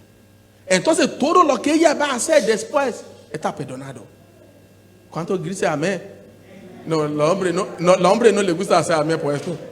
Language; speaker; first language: Spanish; non-native, learner; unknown